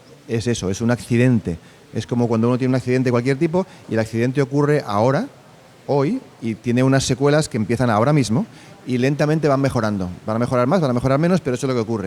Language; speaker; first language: Spanish; native; Spanish